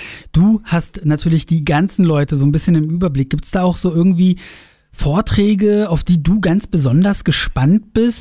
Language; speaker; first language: German; native; German